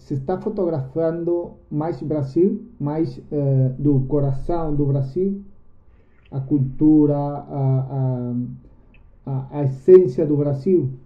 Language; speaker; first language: Portuguese; non-native, learner; Spanish